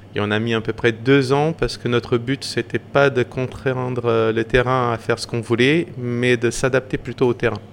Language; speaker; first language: French; non-native, fluent; Portuguese